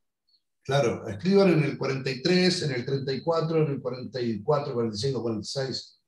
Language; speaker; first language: Spanish; native; Spanish